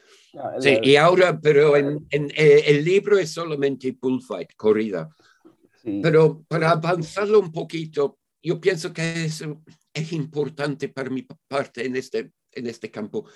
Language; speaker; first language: Spanish; non-native, fluent; English